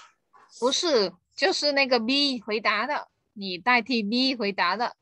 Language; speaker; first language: Chinese; non-native, fluent; Vietnamese